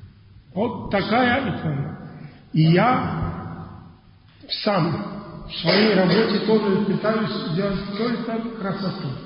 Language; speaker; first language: Russian; non-native, fluent; Polish